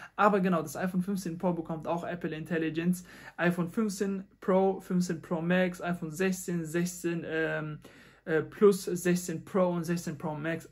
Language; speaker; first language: German; non-native, fluent; Persian